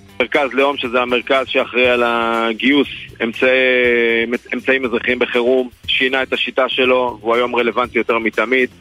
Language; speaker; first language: Hebrew; native; Hebrew